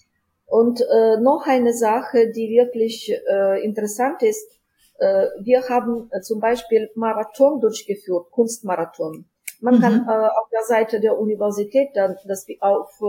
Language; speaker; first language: German; non-native, fluent; Ukrainian